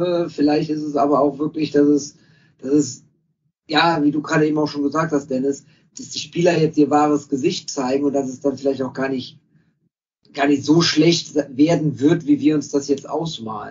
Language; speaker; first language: German; native; German